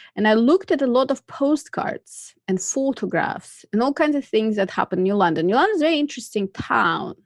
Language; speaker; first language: English; non-native, fluent; Russian